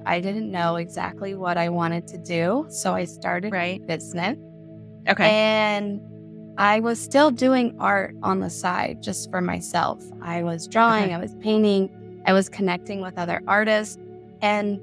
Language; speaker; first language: English; native; English